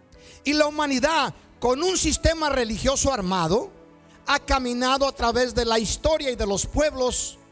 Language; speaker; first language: Spanish; native; Spanish